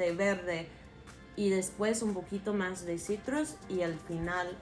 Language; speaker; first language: Spanish; non-native, fluent; English